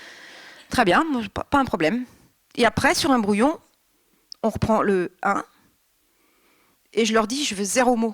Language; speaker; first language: French; native; French